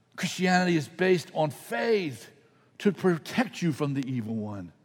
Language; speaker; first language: English; native; English